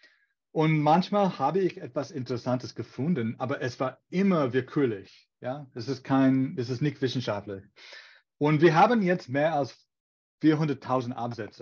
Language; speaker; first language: German; non-native, fluent; English